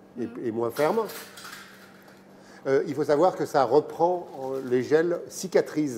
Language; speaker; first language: French; native; French